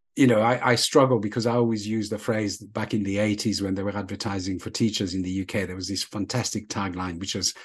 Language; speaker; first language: English; non-native, fluent; French